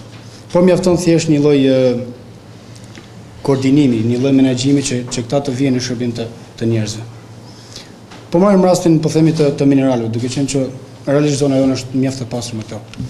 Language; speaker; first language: Albanian; native; Albanian